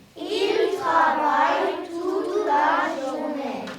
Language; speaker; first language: French; non-native, learner; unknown